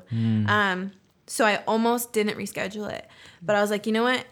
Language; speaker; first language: English; early bilingual, other home language; Spanish